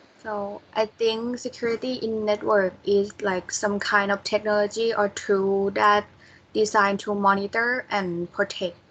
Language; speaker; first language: English; non-native, fluent; Thai